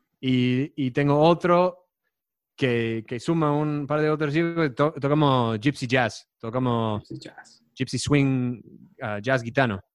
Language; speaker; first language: Spanish; non-native, fluent; English